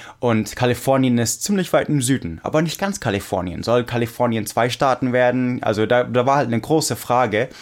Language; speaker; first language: German; non-native, fluent; English